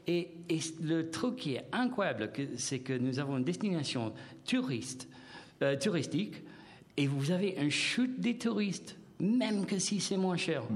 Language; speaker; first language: French; non-native, fluent; English